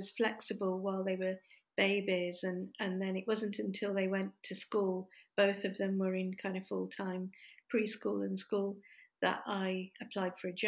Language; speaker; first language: English; native; English